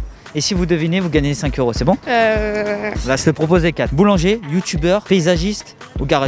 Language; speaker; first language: French; native; French